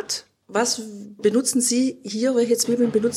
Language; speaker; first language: German; native; German